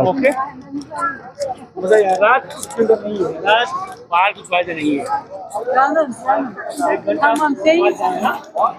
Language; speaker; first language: Hindi; non-native, learner; Baluchi